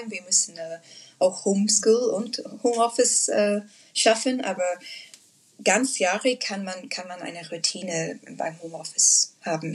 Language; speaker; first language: German; non-native, learner; English